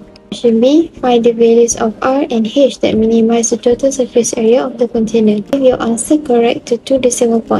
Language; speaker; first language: English; non-native, local second language; Malay